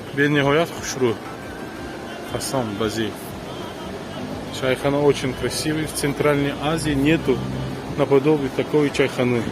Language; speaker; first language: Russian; non-native, local second language; Tajik